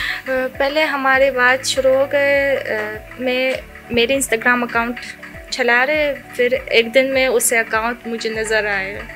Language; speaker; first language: Hindi; non-native, learner; Russian